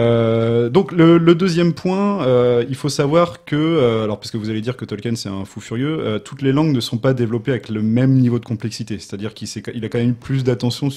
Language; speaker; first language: French; native; French